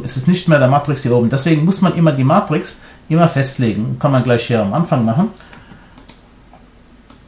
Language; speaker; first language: German; non-native, fluent; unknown